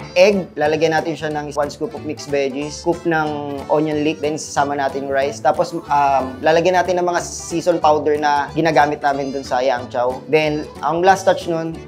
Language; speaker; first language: Filipino; native; Filipino